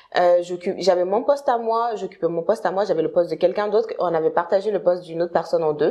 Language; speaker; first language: French; non-native, local second language; Bambara